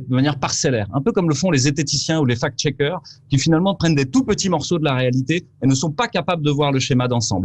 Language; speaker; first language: French; native; French